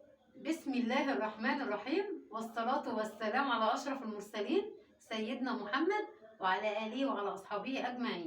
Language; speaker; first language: Arabic; native; Arabic